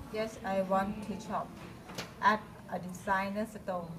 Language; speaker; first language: English; non-native, learner; Thai